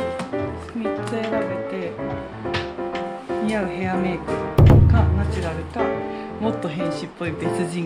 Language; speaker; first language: Japanese; native; Japanese